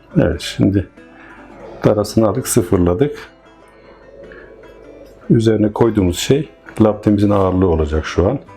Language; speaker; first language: Turkish; native; Turkish